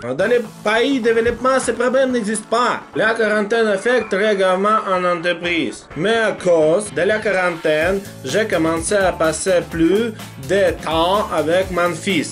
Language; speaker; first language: French; non-native, learner; Russian